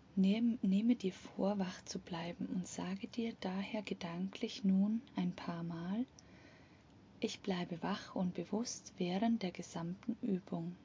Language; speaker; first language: German; native; German